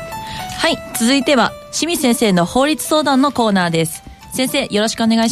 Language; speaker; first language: Japanese; native; Japanese